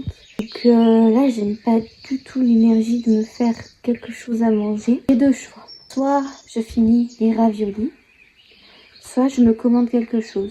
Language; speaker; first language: French; native; French